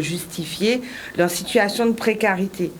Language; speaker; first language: French; native; French